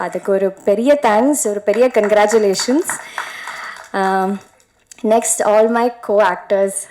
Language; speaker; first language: Tamil; non-native, learner; Malayalam